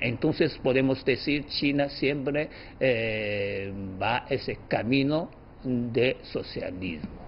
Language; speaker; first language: Spanish; non-native, fluent; Chinese